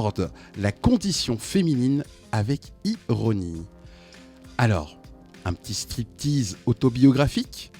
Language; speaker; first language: French; native; French